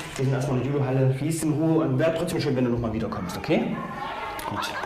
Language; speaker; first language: German; native; German